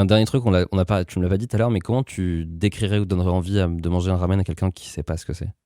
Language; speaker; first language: French; native; French